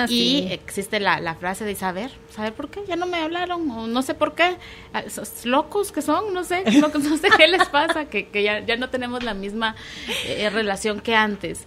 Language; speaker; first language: Spanish; native; Spanish